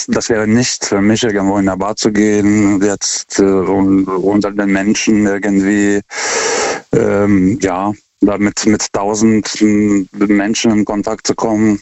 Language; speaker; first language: German; non-native, fluent; Lithuanian